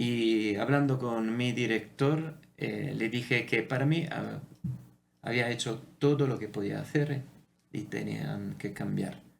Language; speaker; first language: Spanish; non-native, fluent; Italian